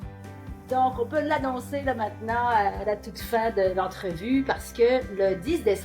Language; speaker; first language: French; native; French